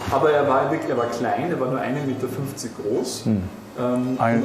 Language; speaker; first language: German; native; German